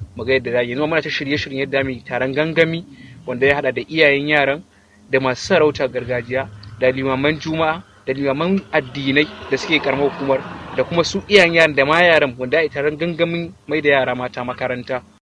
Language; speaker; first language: Hausa; native; Hausa